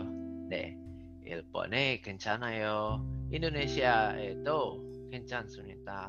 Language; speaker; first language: Korean; non-native, learner; Indonesian